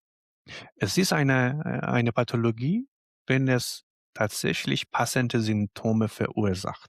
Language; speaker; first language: German; non-native, fluent; Arabic